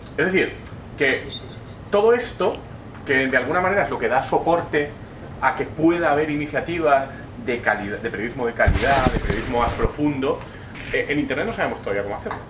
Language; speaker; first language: Spanish; native; Spanish